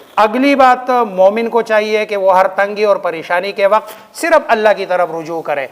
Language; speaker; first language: Urdu; native; Urdu